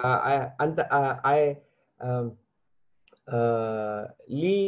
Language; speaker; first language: Arabic; non-native, learner; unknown